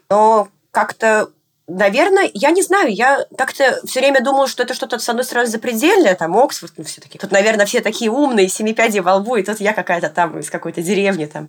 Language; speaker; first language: Russian; native; Russian